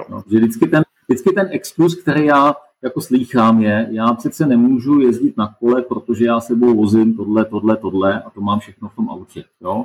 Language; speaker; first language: Czech; native; Czech